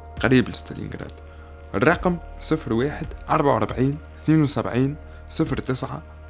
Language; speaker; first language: Arabic; native; Arabic